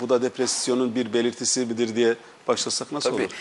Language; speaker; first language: Turkish; native; Turkish